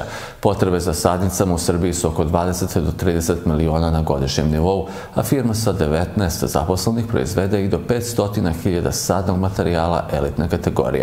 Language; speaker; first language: Serbian; native; Serbian